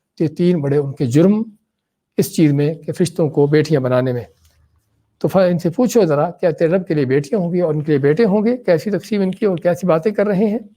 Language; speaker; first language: Urdu; native; Urdu